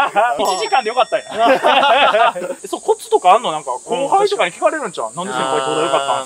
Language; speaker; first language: Japanese; native; Japanese